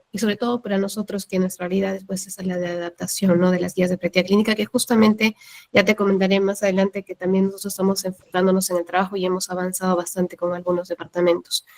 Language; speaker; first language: Spanish; native; Spanish